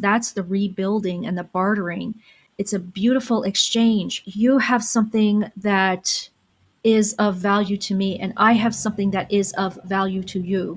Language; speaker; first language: English; native; English